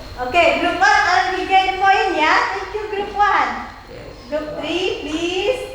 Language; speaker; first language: English; non-native, learner; Indonesian